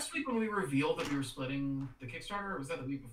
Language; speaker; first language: English; native; English